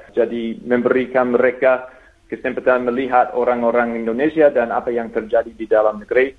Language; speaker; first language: Indonesian; non-native, fluent; English